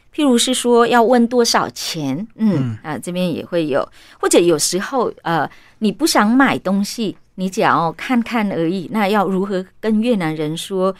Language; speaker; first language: Chinese; non-native, fluent; Vietnamese